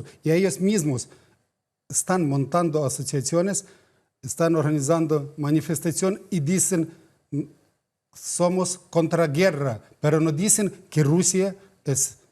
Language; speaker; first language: Spanish; non-native, fluent; Ukrainian